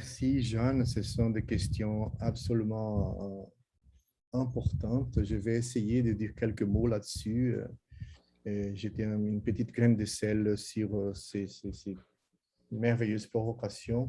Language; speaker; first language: French; non-native, fluent; Portuguese